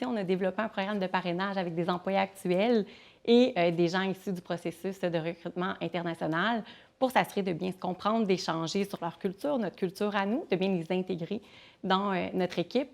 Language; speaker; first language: French; native; French